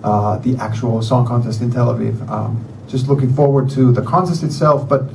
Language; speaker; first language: English; non-native, fluent; Finnish